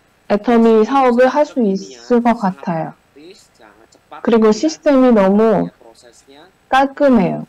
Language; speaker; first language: Korean; non-native, learner; Indonesian